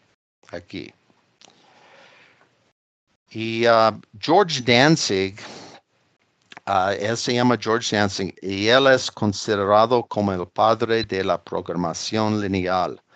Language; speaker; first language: Spanish; non-native, fluent; English